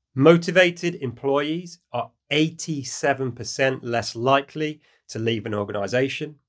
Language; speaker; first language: English; native; English